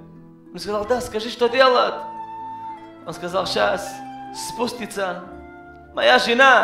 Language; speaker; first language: Russian; non-native, learner; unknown